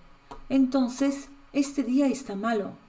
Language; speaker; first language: Spanish; non-native, fluent; Polish